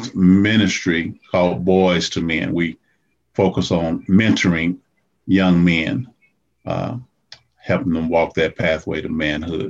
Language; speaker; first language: English; native; English